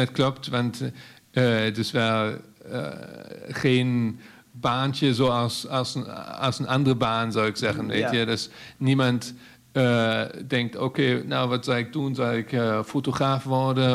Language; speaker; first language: Dutch; non-native, fluent; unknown